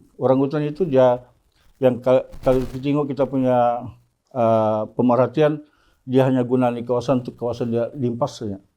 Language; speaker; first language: Malay; native; Malay